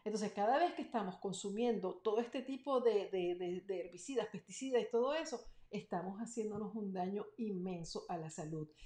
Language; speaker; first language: Spanish; native; Spanish